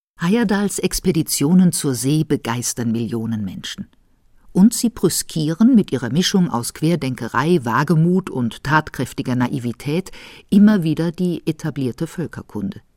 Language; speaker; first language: German; native; German